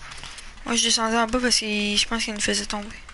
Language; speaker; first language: French; native; French